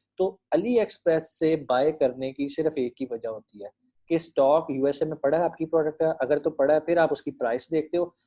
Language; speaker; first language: Urdu; native; Urdu